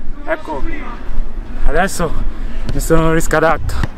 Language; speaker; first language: Italian; non-native, learner; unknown